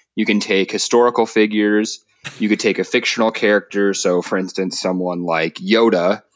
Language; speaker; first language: English; native; English